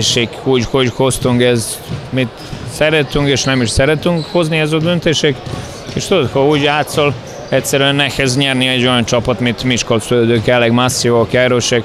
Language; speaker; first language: Hungarian; non-native, fluent; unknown